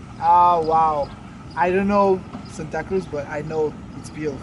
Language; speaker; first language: English; non-native, learner; Haitian Creole